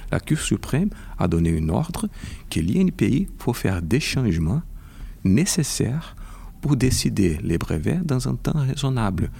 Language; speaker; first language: French; non-native, fluent; Portuguese